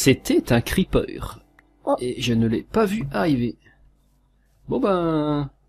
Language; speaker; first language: French; native; French